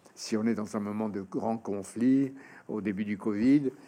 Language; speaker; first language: French; native; French